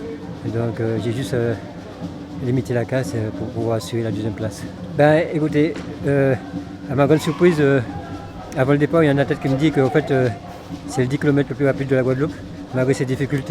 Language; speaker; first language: French; native; French